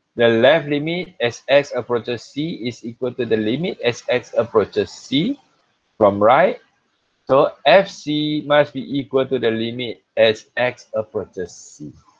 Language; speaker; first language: English; non-native, local second language; Malay